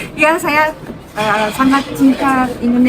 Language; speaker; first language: Indonesian; non-native, fluent; Japanese